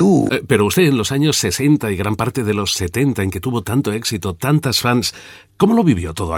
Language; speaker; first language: Spanish; native; Spanish